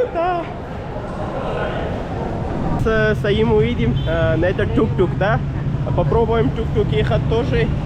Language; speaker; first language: Russian; non-native, learner; Pashto